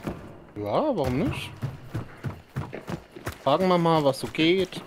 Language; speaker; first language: German; native; German